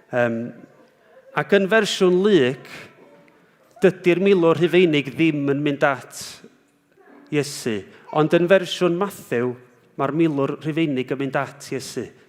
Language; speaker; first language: Welsh; native; Welsh